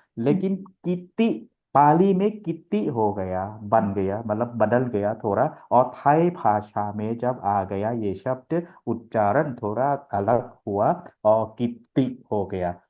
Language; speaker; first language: Hindi; non-native, fluent; Thai